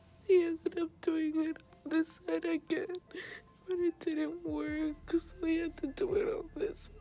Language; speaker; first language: English; native; English